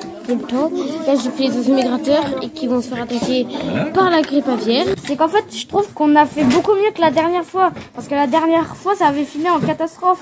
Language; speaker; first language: French; native; French